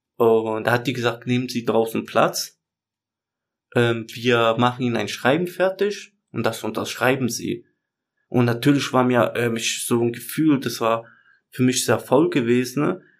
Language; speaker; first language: German; native; German